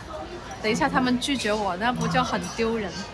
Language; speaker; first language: Chinese; non-native, local second language; Cantonese